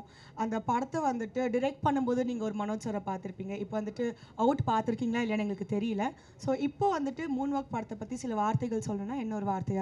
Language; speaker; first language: Tamil; native; Tamil